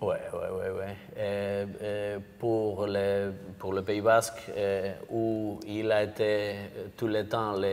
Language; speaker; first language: French; non-native, learner; Basque